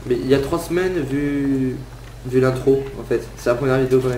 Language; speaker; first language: French; native; French